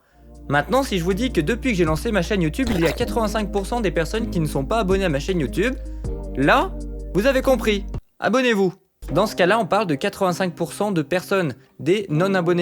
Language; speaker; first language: French; native; French